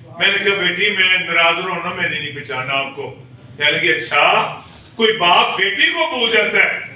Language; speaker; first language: Urdu; non-native, local second language; Punjabi